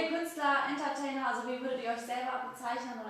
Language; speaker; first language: German; native; German